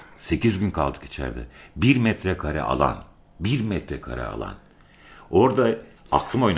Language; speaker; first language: Turkish; native; Turkish